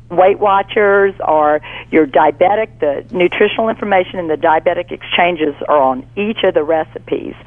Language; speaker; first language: English; native; English